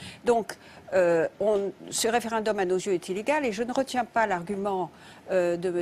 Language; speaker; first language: French; native; French